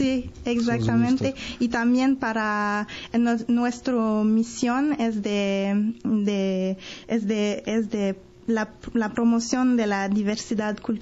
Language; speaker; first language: Spanish; non-native, learner; French